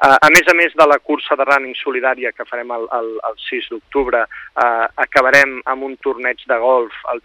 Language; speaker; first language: Catalan; native; Catalan